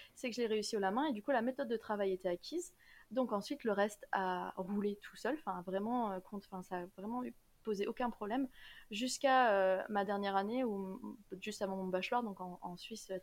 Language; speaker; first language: French; native; French